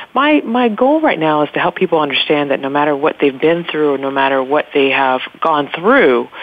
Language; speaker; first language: English; native; English